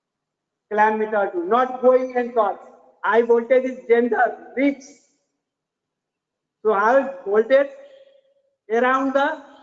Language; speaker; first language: English; non-native, learner; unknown